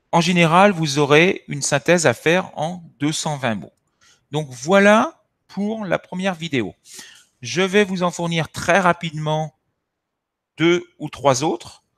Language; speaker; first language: French; native; French